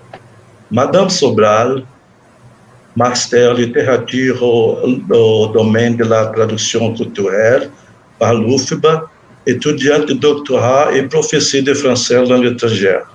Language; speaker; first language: French; non-native, fluent; Portuguese